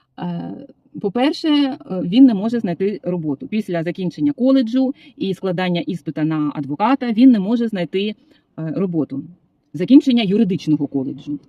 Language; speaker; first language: Ukrainian; non-native, local second language; Russian